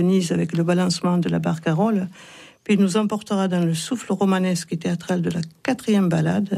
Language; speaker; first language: French; native; French